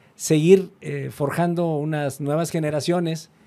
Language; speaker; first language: Spanish; native; Spanish